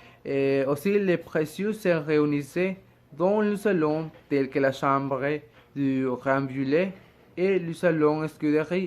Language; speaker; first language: French; non-native, fluent; Spanish